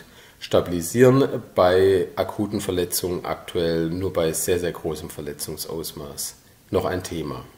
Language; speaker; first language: German; native; German